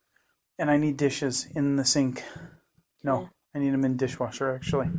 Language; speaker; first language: English; native; English